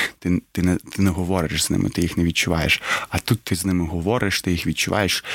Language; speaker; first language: Ukrainian; non-native, local second language; Crimean Tatar